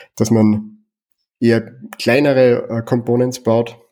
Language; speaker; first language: German; native; German